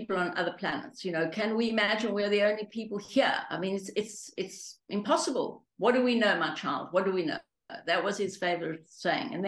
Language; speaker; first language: English; early bilingual, other home language; Greek